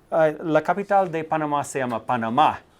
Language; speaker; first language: Spanish; non-native, fluent; English